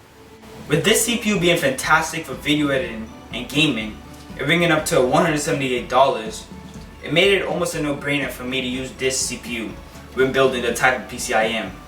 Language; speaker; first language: English; native; English